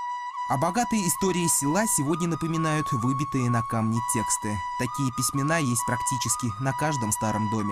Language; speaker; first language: Russian; native; Russian